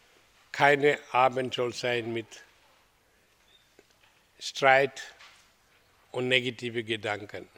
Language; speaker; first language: German; non-native, fluent; Hindi